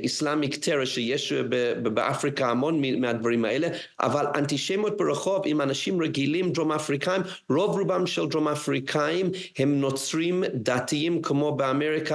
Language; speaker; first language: Hebrew; non-native, fluent; English